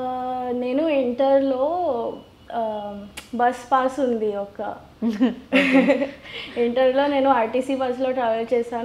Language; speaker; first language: Telugu; non-native, local second language; Gujarati